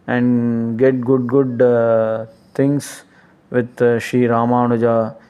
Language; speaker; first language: English; non-native, local second language; Tamil